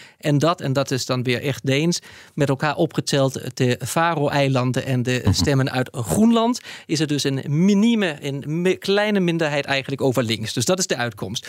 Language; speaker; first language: Dutch; non-native, fluent; Danish